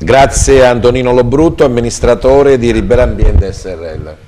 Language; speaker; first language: Italian; native; Italian